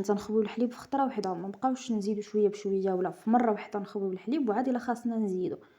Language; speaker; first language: Arabic; native; Arabic